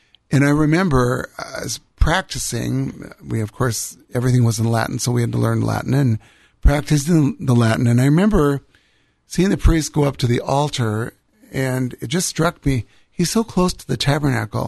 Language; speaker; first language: English; native; English